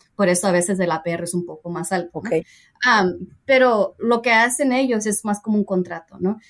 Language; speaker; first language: Spanish; early bilingual, heritage; Spanish